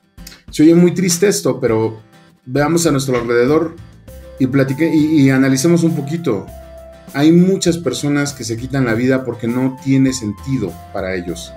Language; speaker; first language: Spanish; native; Spanish